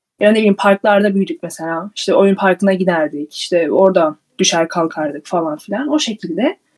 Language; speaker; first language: Turkish; early bilingual, heritage; Turkish